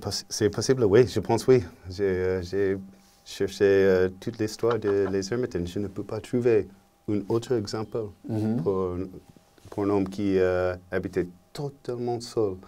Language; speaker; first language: French; non-native, learner; English